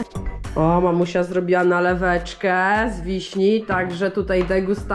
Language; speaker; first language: Polish; native; Polish